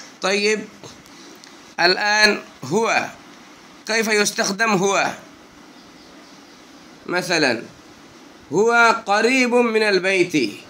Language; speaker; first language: Arabic; non-native, fluent; Bangla